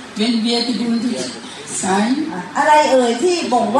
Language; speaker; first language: German; non-native, learner; Thai